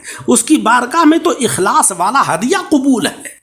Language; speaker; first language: Urdu; native; Urdu